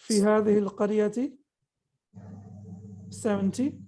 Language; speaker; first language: Arabic; non-native, fluent; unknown